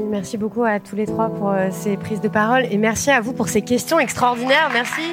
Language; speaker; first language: French; native; French